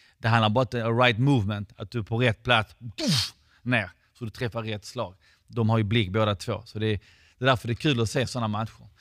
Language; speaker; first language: Swedish; non-native, fluent; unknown